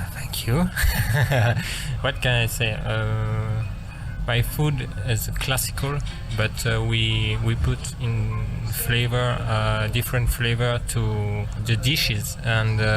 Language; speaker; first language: English; non-native, learner; French